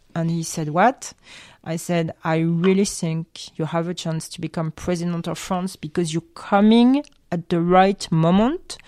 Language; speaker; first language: English; non-native, fluent; French